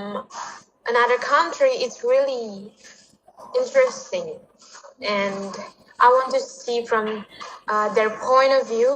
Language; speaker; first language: English; non-native, fluent; Indonesian